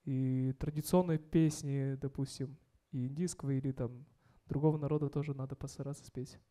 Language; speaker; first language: Russian; non-native, local second language; Kazakh